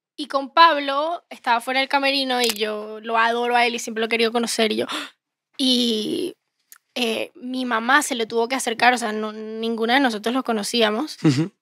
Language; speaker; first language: Spanish; native; Spanish